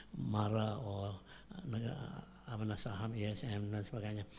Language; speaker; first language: English; non-native, local second language; Malay